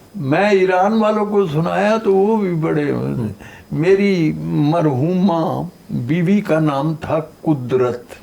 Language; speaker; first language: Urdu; non-native, local second language; Punjabi